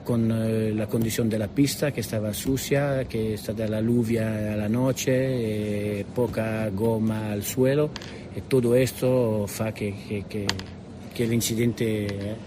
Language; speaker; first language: Spanish; non-native, learner; Italian